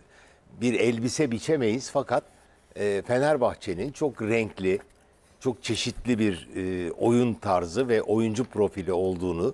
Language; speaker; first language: Turkish; native; Turkish